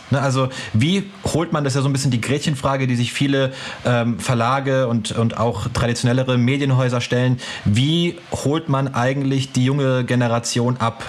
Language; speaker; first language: German; native; German